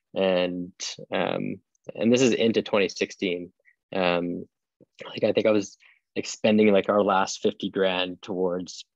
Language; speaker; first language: English; native; English